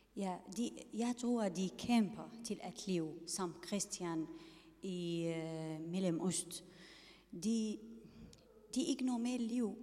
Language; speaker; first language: Danish; non-native, learner; Arabic